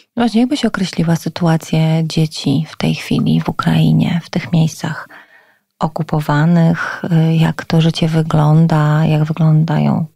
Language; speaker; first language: Polish; native; Polish